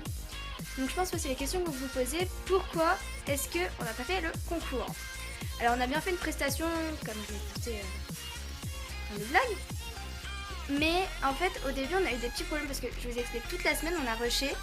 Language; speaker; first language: French; native; French